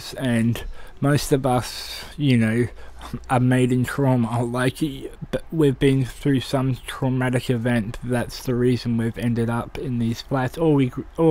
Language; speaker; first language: English; native; English